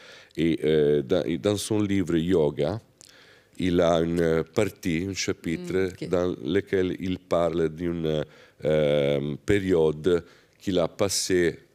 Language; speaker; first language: French; non-native, fluent; Italian